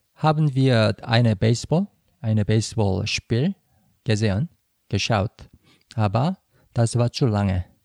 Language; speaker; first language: German; non-native, learner; Korean